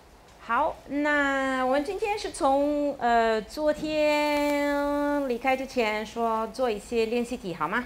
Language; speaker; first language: Chinese; non-native, fluent; Italian